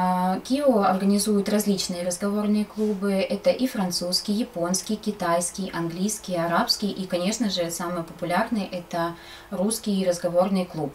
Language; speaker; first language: Russian; native; Russian